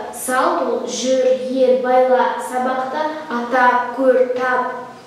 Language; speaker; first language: Kazakh; non-native, local second language; Russian